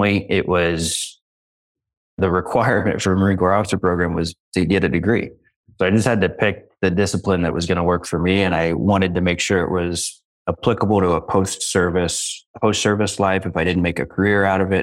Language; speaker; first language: English; native; English